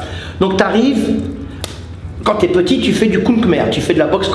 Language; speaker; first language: French; native; French